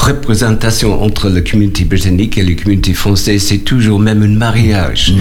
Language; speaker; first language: French; non-native, learner; English